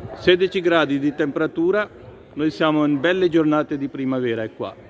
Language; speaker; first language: Italian; non-native, learner; Urdu